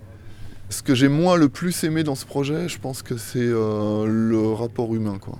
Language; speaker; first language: French; native; French